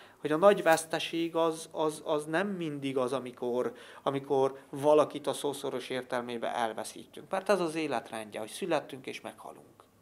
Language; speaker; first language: Hungarian; native; Hungarian